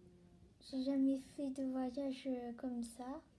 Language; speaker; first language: French; non-native, local second language; Réunion Creole French